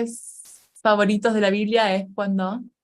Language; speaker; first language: Spanish; native; Spanish